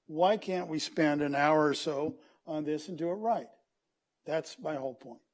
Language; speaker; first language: English; native; English